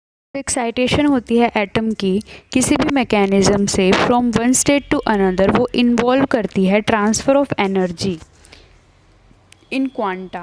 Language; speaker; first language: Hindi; native; Hindi